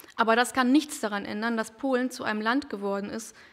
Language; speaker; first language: German; native; German